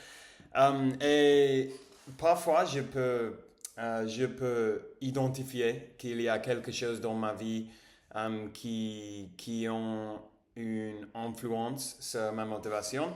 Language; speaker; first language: French; non-native, learner; English